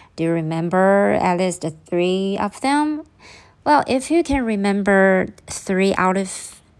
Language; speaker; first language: English; non-native, fluent; Chinese